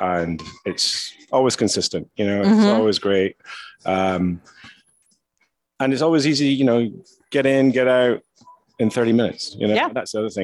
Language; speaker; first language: English; native; English